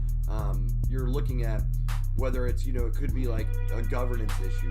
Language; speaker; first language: English; native; English